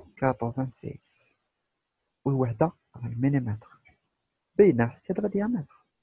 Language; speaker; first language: Arabic; native; Arabic